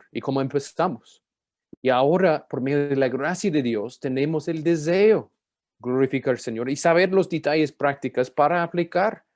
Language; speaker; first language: Spanish; non-native, fluent; English